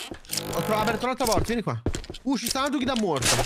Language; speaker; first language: Italian; native; Italian